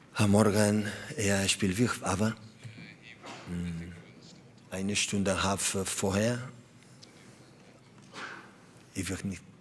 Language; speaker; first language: German; non-native, learner; Catalan